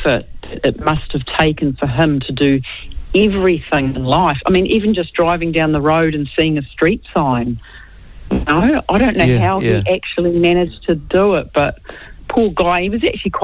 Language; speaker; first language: English; native; English